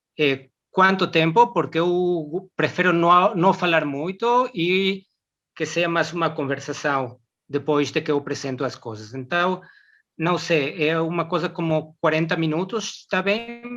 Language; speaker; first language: Portuguese; non-native, learner; Spanish